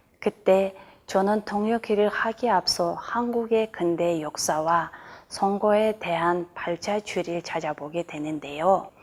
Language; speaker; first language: Korean; non-native, fluent; Kyrgyz